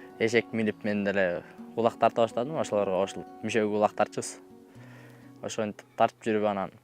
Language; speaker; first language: Kyrgyz; non-native, local second language; Russian